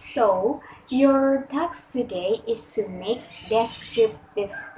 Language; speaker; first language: English; non-native, fluent; Indonesian